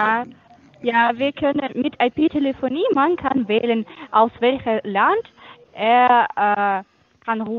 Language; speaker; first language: German; non-native, fluent; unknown